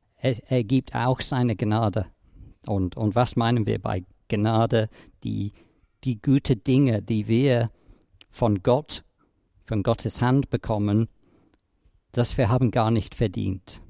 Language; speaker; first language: German; non-native, fluent; English